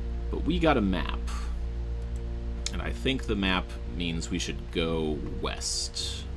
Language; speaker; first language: English; native; English